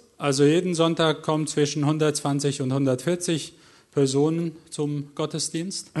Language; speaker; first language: German; non-native, fluent; Arabic